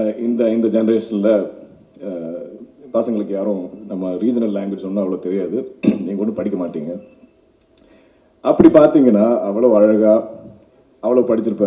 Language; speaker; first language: Tamil; non-native, local second language; Malayalam